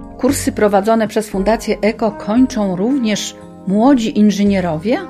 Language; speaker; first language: Polish; native; Polish